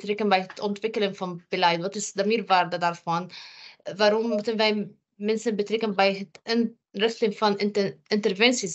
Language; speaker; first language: Dutch; non-native, fluent; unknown